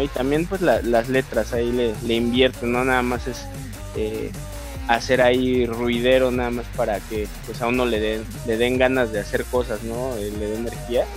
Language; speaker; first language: Spanish; native; Spanish